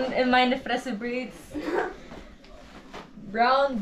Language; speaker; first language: German; early bilingual, other home language; Filipino